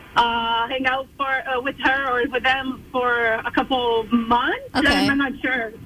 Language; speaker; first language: English; non-native, fluent; Portuguese